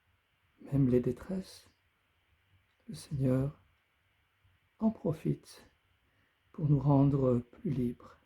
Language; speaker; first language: French; native; French